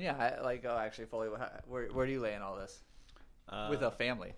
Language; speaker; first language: English; native; English